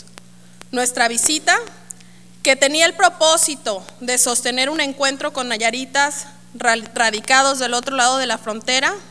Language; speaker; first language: Spanish; native; Spanish